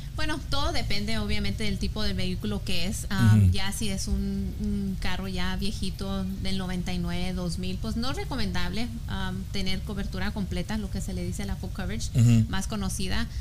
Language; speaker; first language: Spanish; early bilingual, heritage; Spanish